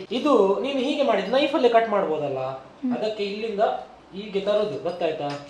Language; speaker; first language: Kannada; native; Kannada